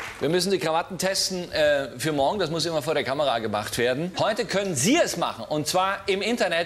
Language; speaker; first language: German; native; German